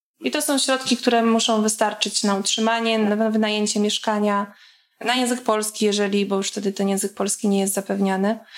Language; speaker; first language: Polish; native; Polish